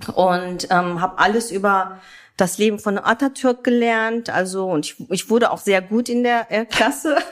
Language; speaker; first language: German; early bilingual, other home language; Kurdish